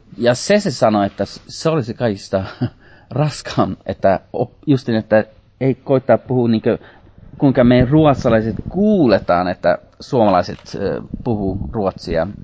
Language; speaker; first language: Finnish; early bilingual, heritage; Finnish